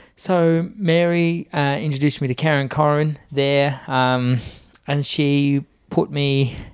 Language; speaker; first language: English; native; English